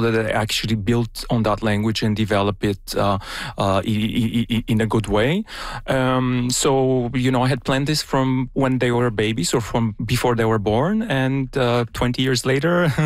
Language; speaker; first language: English; non-native, fluent; Bulgarian